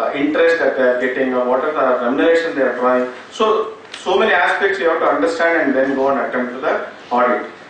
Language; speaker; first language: English; non-native, local second language; Kannada